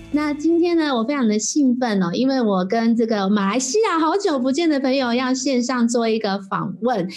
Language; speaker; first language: Chinese; native; Chinese